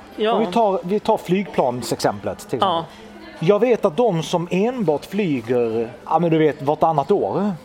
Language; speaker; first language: Swedish; early bilingual, other home language; Italian